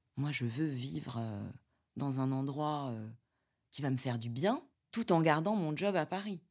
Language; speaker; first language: French; native; French